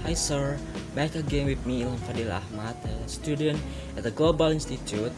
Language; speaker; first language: English; non-native, learner; Indonesian